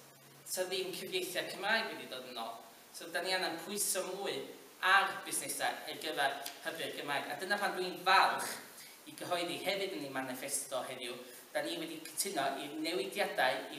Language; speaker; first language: Welsh; native; Welsh